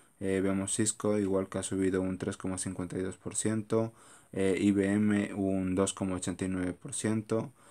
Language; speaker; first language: Spanish; native; Spanish